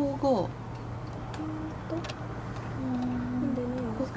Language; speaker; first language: Japanese; native; Japanese